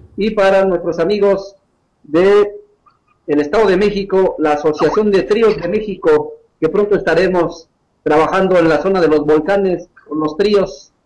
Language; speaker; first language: Spanish; native; Spanish